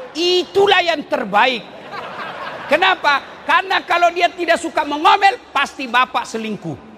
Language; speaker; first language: Indonesian; non-native, local second language; Buginese